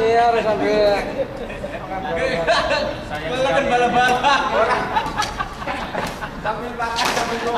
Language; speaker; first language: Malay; non-native, local second language; Javanese